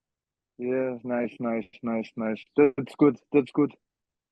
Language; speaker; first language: English; non-native, learner; German